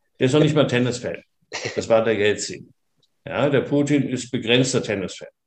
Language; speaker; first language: German; native; German